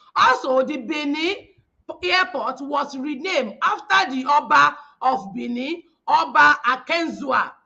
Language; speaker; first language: English; non-native, local second language; Yoruba